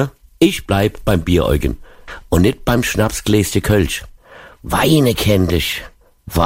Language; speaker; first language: German; native; German